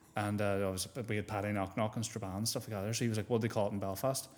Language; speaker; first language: English; native; English